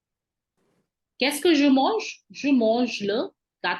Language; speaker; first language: French; non-native, fluent; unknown